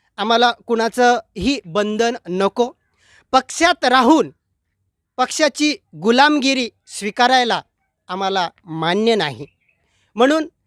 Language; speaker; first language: Marathi; non-native, local second language; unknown